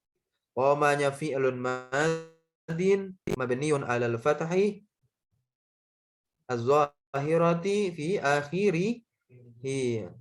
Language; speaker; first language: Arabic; non-native, fluent; Indonesian